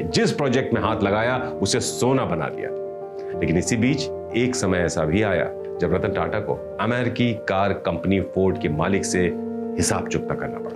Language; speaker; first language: Hindi; native; Hindi